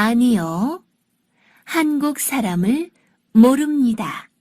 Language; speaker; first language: Korean; non-native, learner; Sinhala